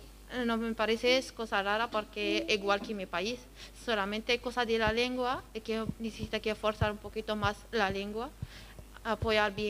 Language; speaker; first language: Spanish; non-native, learner; Arabic